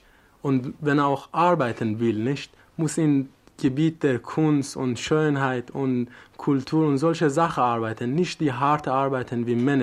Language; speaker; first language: German; non-native, learner; Persian